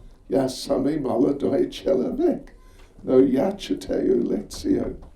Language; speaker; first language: Russian; non-native, learner; English